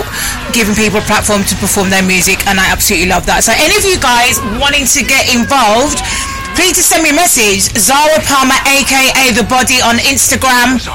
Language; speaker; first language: English; native; English